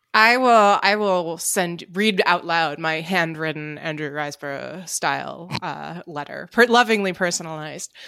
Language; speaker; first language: English; native; English